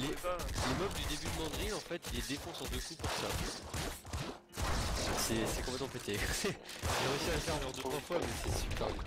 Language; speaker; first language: French; native; French